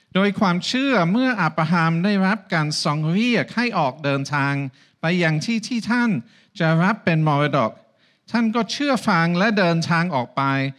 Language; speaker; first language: Thai; non-native, fluent; English